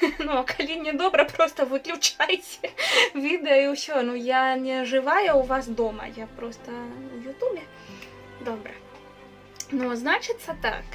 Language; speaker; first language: Belarusian; non-native, fluent; Spanish